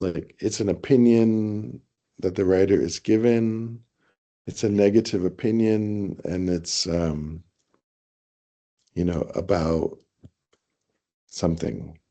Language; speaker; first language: English; non-native, fluent; Thai